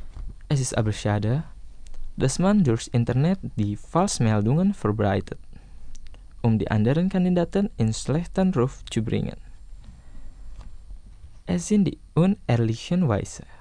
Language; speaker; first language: German; non-native, fluent; Indonesian